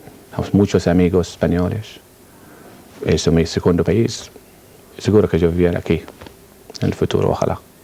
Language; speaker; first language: Spanish; non-native, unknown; Arabic